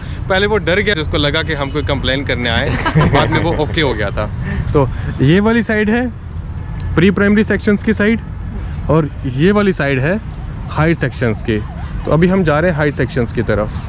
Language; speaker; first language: Hindi; native; Hindi